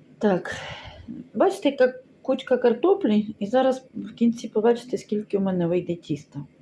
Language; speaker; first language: Ukrainian; non-native, local second language; Russian